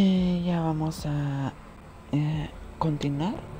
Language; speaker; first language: Spanish; native; Spanish